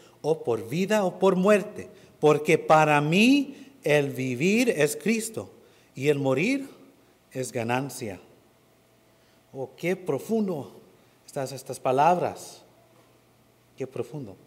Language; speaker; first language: Spanish; non-native, fluent; English